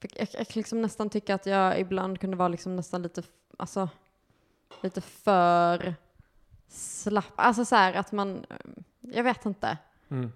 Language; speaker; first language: Swedish; native; Swedish